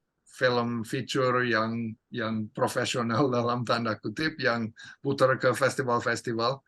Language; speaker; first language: Indonesian; non-native, fluent; English